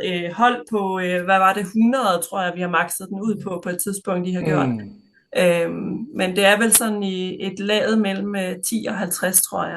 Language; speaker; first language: Danish; native; Danish